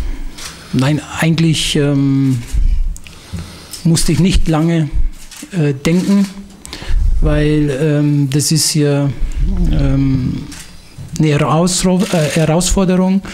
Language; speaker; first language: German; non-native, fluent; Italian